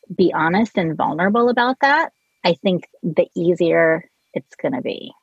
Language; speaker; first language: English; native; English